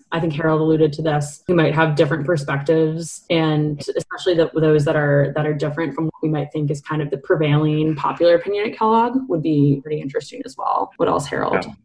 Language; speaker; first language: English; native; English